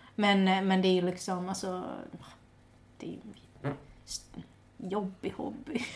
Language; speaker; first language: Swedish; native; Swedish